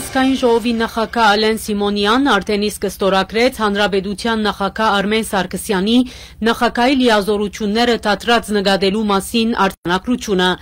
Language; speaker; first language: Armenian; early bilingual, heritage; Armenian